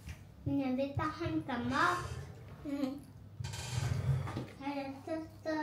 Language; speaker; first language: Swedish; early bilingual, other home language; Mongolian